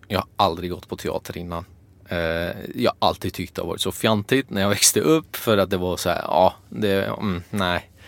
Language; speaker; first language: Swedish; early bilingual, other home language; Kurdish